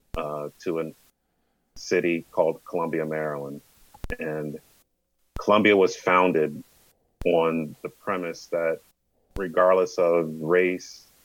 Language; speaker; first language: English; native; English